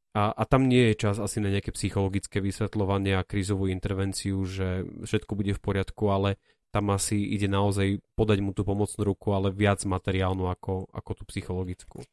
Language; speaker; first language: Slovak; native; Slovak